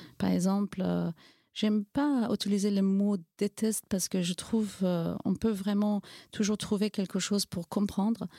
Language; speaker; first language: French; non-native, fluent; Kurdish